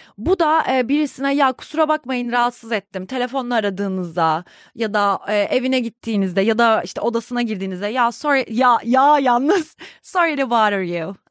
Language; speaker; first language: Turkish; native; Turkish